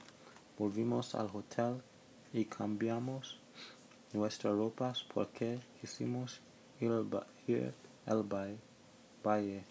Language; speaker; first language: Spanish; non-native, learner; English